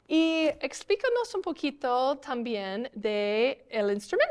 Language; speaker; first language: Spanish; non-native, learner; English